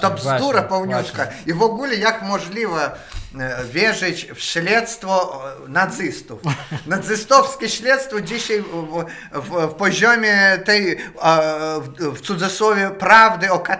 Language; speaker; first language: Polish; non-native, fluent; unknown